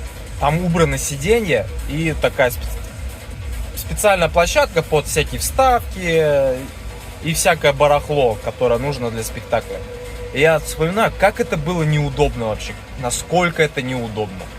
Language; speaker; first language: Russian; native; Russian